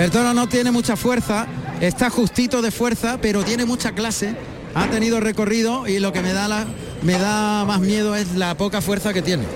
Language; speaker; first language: Spanish; native; Spanish